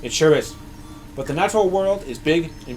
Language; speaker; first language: English; native; English